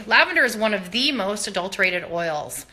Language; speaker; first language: English; native; English